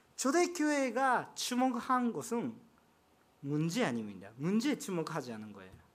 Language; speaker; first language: Korean; non-native, fluent; Japanese